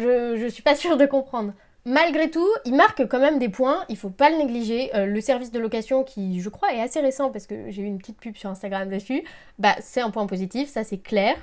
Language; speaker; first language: French; native; French